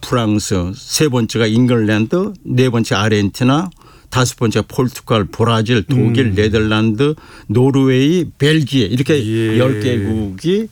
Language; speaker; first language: Korean; native; Korean